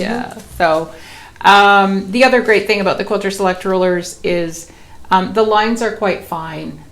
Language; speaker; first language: English; native; English